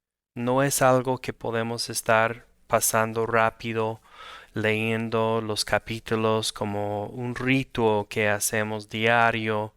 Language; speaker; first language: Spanish; non-native, fluent; English